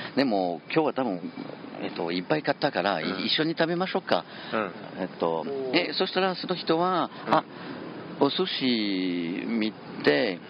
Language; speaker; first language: Japanese; non-native, learner; French